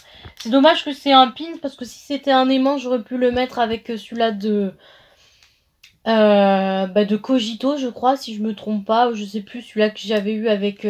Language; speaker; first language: French; native; French